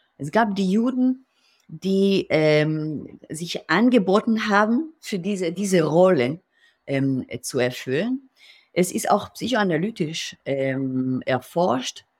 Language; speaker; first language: German; non-native, fluent; Hebrew